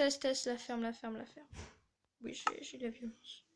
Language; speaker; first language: French; native; French